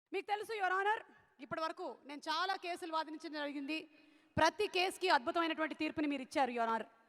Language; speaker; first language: Telugu; native; Telugu